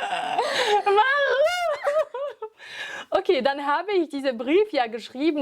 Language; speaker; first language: German; non-native, fluent; French